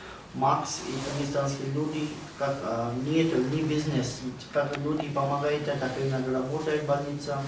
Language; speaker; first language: Russian; non-native, learner; Hindi